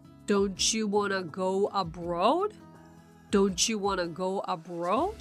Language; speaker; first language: English; non-native, fluent; Japanese